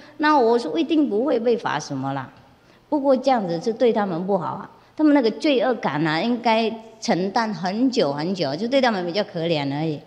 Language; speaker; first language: Chinese; non-native, fluent; Vietnamese